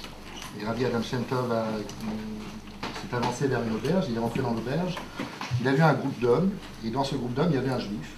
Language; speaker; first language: French; native; French